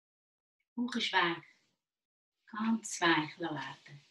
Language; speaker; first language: German; native; German